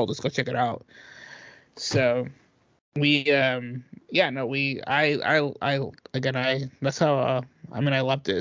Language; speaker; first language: English; native; English